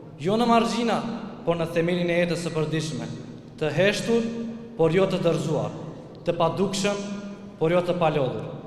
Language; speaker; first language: Albanian; non-native, local second language; Romany